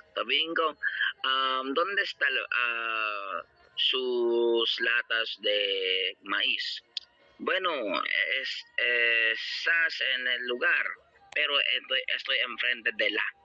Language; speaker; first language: Spanish; non-native, learner; Filipino